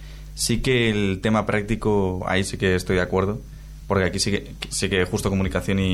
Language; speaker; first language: Spanish; native; Spanish